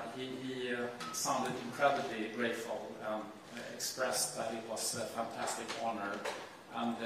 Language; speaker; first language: English; non-native, fluent; Swedish